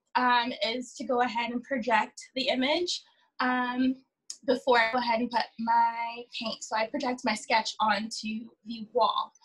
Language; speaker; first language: English; native; English